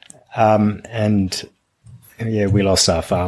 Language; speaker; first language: English; non-native, local second language; German